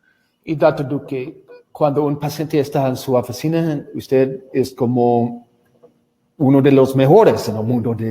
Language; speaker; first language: Spanish; non-native, learner; English